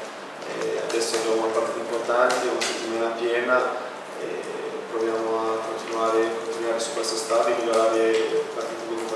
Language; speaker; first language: Italian; non-native, fluent; Portuguese